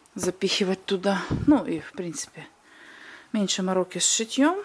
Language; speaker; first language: Ukrainian; non-native, local second language; Russian